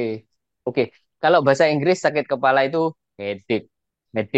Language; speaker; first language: Indonesian; native; Indonesian